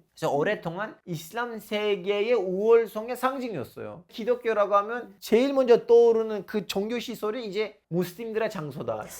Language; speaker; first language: Korean; non-native, fluent; Turkish